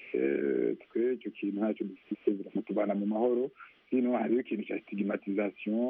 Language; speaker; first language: Rundi; non-native, local second language; Swahili